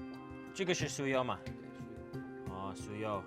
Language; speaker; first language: Chinese; non-native, learner; English